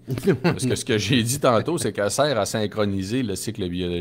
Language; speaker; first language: French; native; French